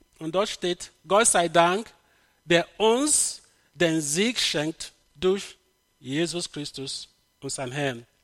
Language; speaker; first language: German; non-native, fluent; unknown